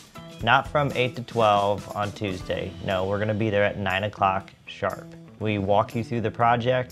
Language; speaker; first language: English; native; English